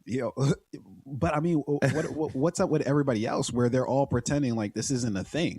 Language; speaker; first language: English; native; English